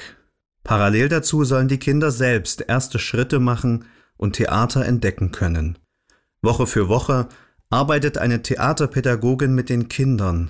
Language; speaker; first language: German; native; German